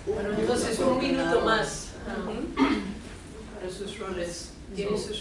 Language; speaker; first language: Spanish; non-native, fluent; English